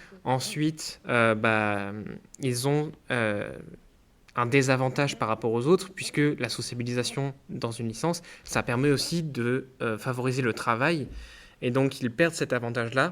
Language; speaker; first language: French; native; French